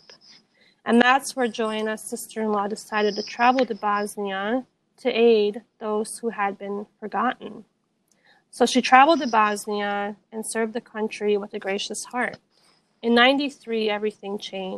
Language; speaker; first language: English; native; English